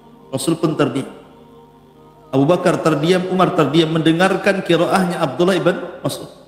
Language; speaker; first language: Indonesian; native; Indonesian